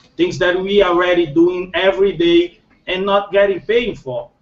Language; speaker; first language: English; non-native, fluent; Portuguese